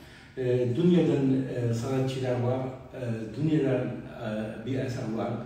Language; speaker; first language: Turkish; non-native, learner; Arabic